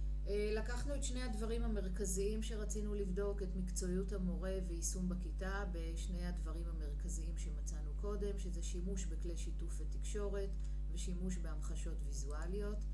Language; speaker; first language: Hebrew; native; Hebrew